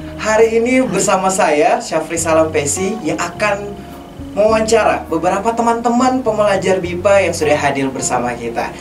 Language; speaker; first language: Indonesian; native; Indonesian